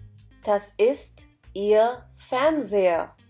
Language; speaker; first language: German; non-native, fluent; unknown